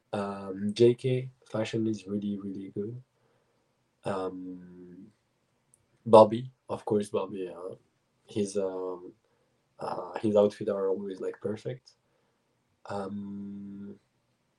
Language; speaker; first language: English; non-native, fluent; French